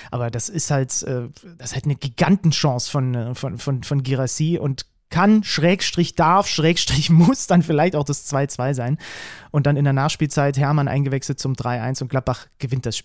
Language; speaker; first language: German; native; German